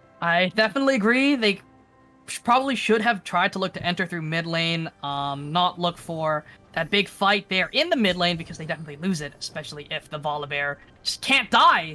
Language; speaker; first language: English; native; English